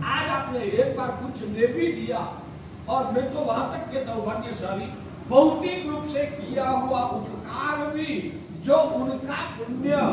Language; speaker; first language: Hindi; non-native, local second language; Gujarati